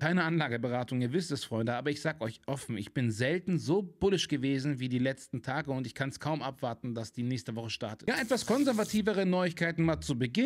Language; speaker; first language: German; native; German